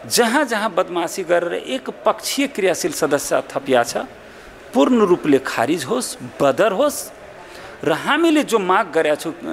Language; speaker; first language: Nepali; non-native, local second language; Maithili